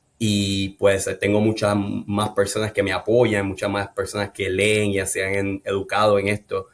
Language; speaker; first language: Spanish; native; Spanish